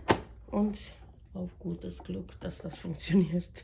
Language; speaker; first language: German; non-native, fluent; Croatian